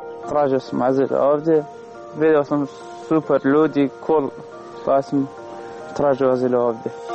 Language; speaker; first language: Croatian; non-native, learner; Arabic